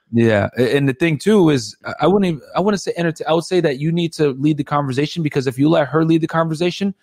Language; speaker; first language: English; native; English